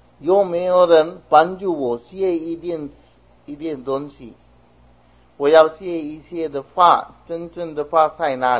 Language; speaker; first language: Chinese; non-native, fluent; Sinhala